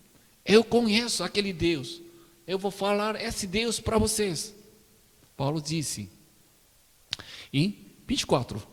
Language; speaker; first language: Portuguese; non-native, learner; Korean